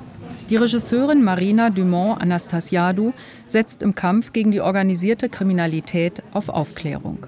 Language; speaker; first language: German; native; German